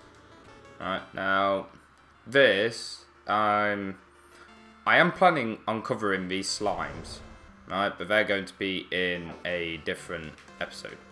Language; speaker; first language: English; native; English